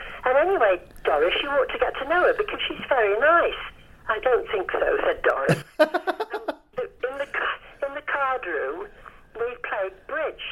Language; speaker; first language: English; native; English